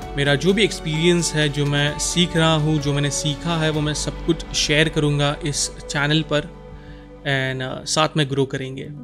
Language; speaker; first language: Hindi; non-native, local second language; Marathi